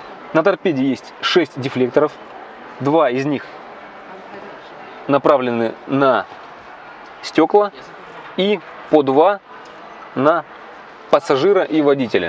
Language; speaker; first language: Russian; native; Russian